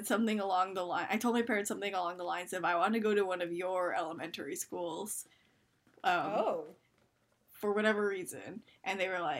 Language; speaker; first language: English; native; English